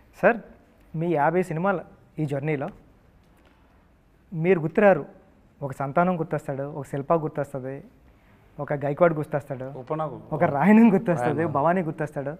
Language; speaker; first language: Telugu; native; Telugu